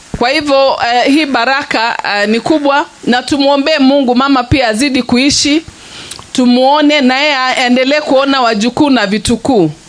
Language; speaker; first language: Swahili; native; Swahili